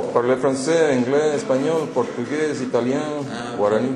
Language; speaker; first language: French; non-native, learner; Spanish